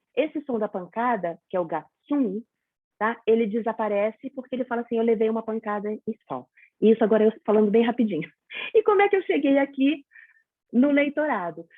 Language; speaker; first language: Portuguese; native; Portuguese